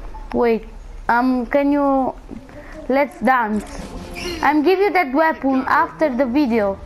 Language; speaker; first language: English; non-native, learner; Italian